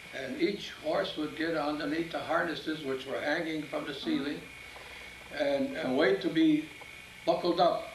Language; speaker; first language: English; early bilingual, other home language; Italian